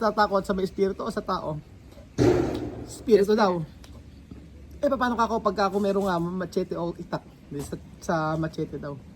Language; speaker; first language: Filipino; native; Filipino